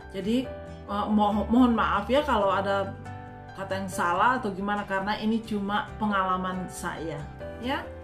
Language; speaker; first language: Indonesian; non-native, local second language; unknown